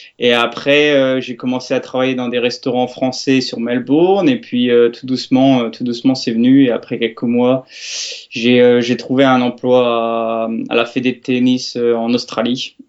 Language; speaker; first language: French; native; French